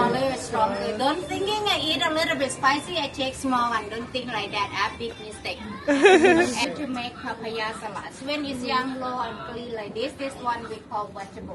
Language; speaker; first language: English; non-native, learner; Thai